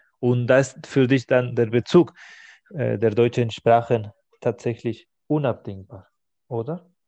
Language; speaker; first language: German; non-native, fluent; Spanish